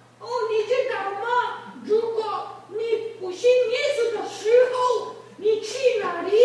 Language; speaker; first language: Chinese; non-native, learner; Korean